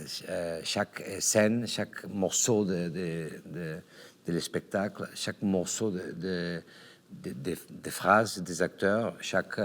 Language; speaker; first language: French; non-native, learner; Catalan